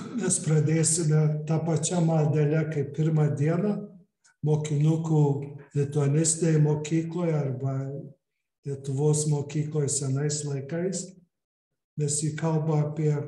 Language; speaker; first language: Lithuanian; early bilingual, heritage; English